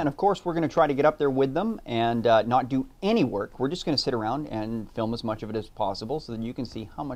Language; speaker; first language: English; native; English